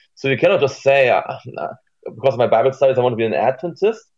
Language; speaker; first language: English; non-native, fluent; German